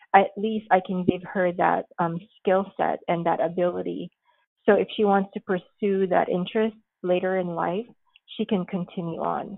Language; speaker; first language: English; early bilingual, other home language; Filipino